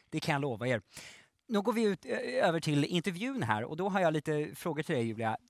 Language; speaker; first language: Swedish; native; Swedish